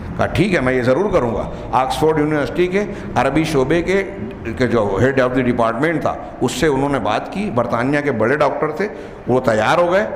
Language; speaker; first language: Urdu; native; Urdu